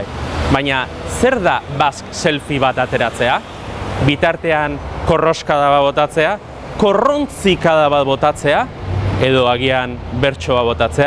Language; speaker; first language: Basque; native; Basque